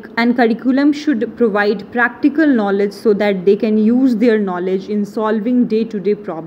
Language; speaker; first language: English; non-native, local second language; Hindi